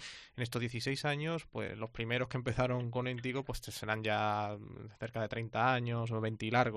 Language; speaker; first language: Spanish; native; Spanish